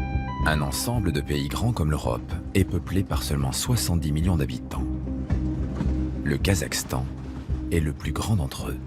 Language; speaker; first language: French; native; French